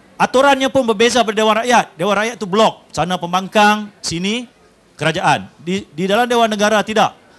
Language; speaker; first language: Malay; native; Malay